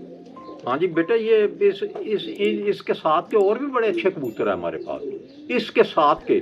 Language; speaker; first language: Hindi; non-native, local second language; Punjabi